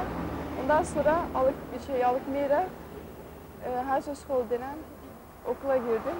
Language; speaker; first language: Turkish; early bilingual, heritage; Turkish